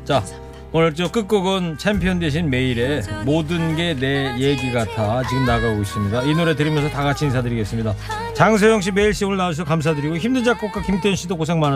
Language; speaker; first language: Korean; native; Korean